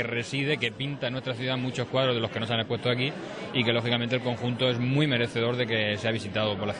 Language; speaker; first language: Spanish; native; Spanish